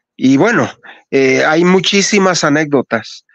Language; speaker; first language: Spanish; native; Spanish